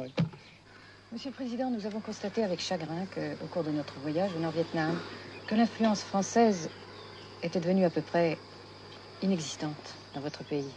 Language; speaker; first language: French; native; French